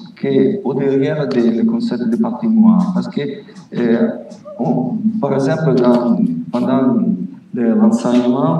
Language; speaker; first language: French; non-native, fluent; Italian